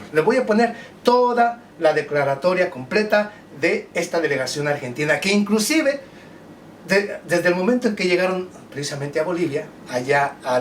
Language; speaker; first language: Spanish; native; Spanish